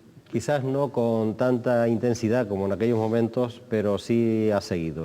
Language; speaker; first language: Spanish; native; Spanish